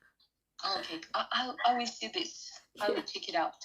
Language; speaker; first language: English; non-native, learner; French